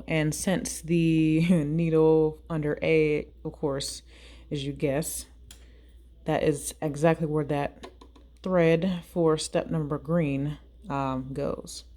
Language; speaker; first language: English; native; English